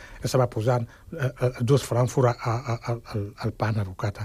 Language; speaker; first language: Catalan; non-native, fluent; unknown